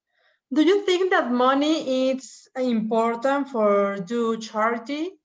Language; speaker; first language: English; non-native, learner; Spanish